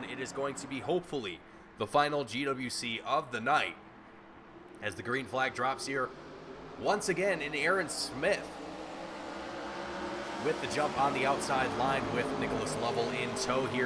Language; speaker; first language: English; native; English